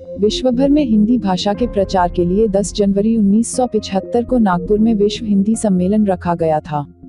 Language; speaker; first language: Hindi; native; Hindi